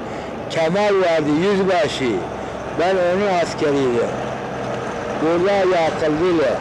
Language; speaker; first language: Turkish; non-native, local second language; Kurdish